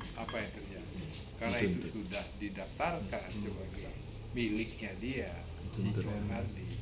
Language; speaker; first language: Indonesian; non-native, local second language; Balinese